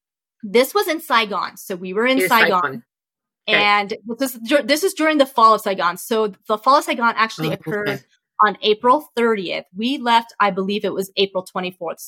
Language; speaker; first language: English; early bilingual, other home language; Vietnamese